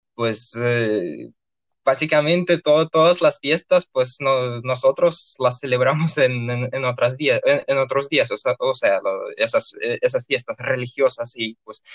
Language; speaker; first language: Spanish; non-native, fluent; Russian